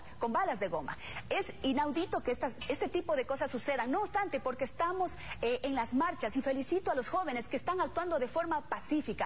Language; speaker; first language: Spanish; native; Spanish